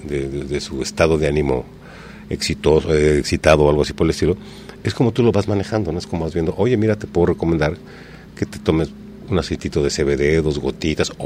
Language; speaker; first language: Spanish; native; Spanish